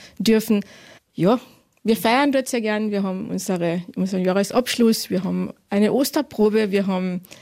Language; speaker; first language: German; native; German